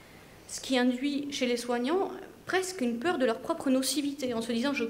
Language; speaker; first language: French; native; French